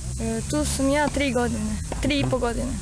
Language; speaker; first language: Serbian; non-native, learner; Japanese